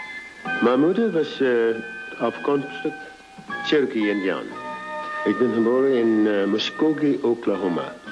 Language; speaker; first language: Dutch; non-native, fluent; English